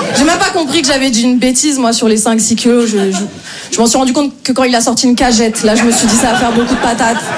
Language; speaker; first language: French; native; French